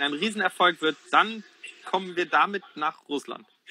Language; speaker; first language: German; native; German